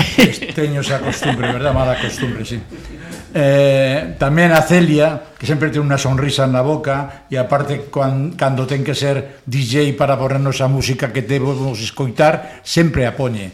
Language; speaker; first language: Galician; non-native, learner; Spanish